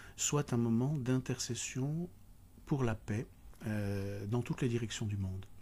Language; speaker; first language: French; native; French